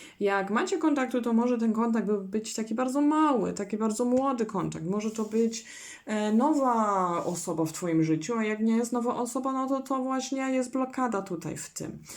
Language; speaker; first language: Polish; non-native, learner; German